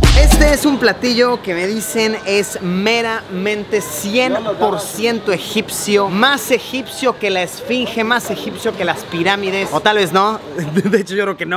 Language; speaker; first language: Spanish; native; Spanish